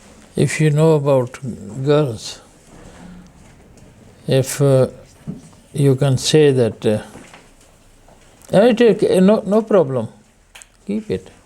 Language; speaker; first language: English; non-native, fluent; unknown